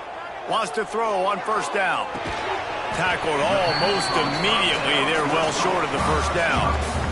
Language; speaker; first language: English; native; English